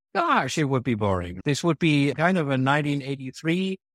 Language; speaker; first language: English; non-native, fluent; German